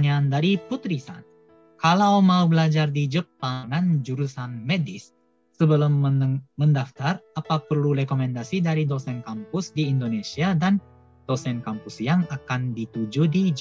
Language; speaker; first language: Indonesian; non-native, fluent; Japanese